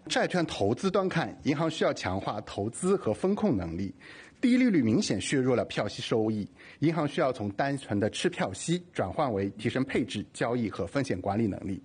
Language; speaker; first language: Chinese; native; Chinese